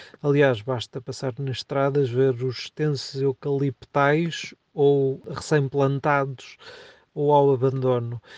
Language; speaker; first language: Portuguese; native; Portuguese